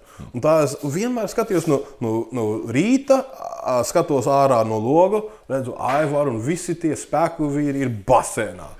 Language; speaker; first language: Latvian; early bilingual, heritage; English